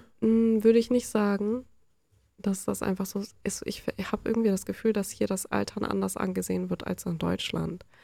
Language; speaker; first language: German; native; German